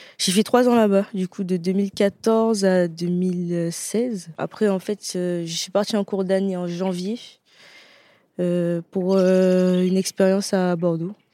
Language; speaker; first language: French; native; French